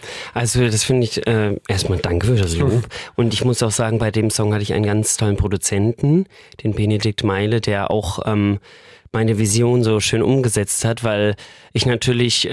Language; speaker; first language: German; native; German